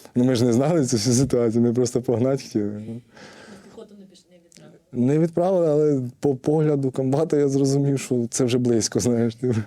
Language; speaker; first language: Ukrainian; native; Ukrainian